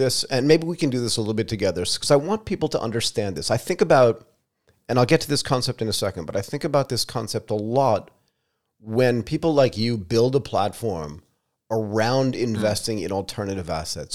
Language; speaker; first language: English; native; English